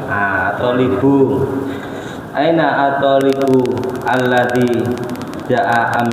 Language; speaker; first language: Arabic; non-native, learner; Indonesian